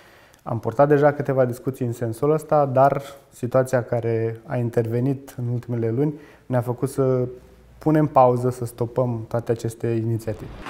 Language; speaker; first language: Romanian; native; Romanian